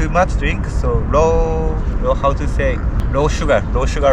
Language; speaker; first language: English; non-native, learner; Japanese